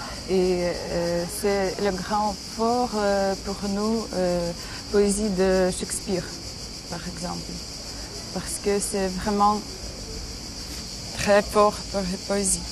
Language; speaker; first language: French; non-native, learner; Ukrainian